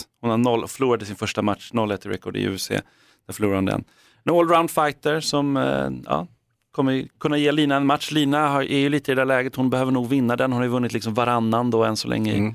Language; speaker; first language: Swedish; native; Swedish